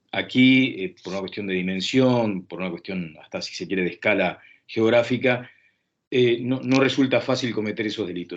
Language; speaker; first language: Spanish; native; Spanish